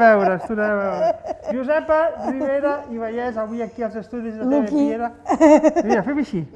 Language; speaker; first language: Catalan; native; Catalan